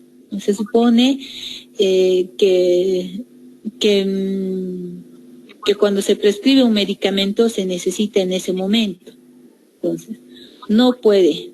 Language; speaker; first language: Spanish; native; Spanish